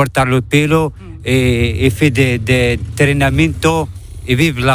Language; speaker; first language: Spanish; non-native, learner; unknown